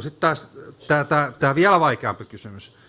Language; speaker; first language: Finnish; native; Finnish